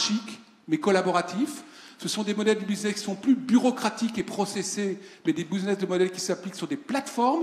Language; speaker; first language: French; native; French